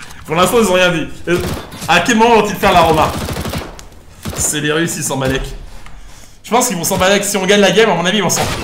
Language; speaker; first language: French; native; French